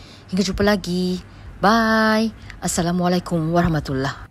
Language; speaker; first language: Malay; native; Malay